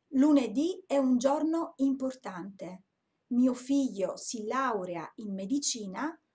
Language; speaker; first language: Italian; native; Italian